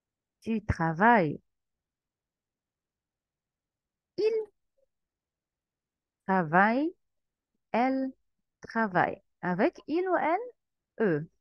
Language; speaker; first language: French; non-native, fluent; Arabic